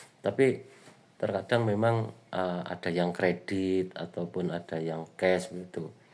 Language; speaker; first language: Indonesian; native; Indonesian